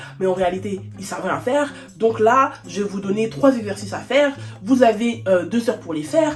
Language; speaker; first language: French; native; French